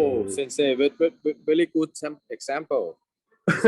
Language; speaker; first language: English; non-native, fluent; Thai